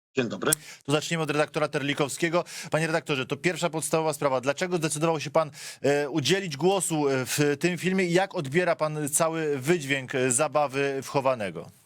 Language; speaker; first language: Polish; native; Polish